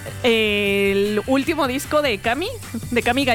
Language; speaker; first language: Spanish; native; Spanish